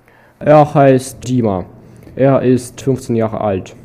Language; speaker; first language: German; non-native, learner; Russian